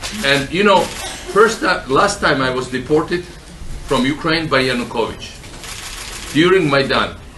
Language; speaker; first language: English; non-native, fluent; Georgian